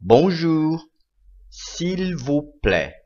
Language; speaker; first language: French; non-native, fluent; Portuguese